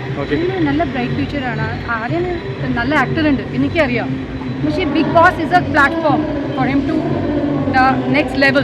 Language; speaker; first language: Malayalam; non-native, learner; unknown